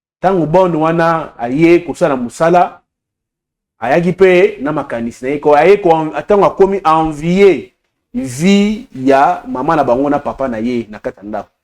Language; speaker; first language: Lingala; native; Lingala